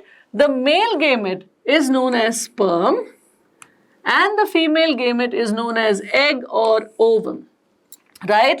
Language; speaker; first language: English; non-native, local second language; Hindi